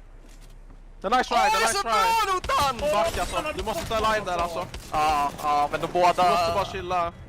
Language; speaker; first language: Swedish; native; Swedish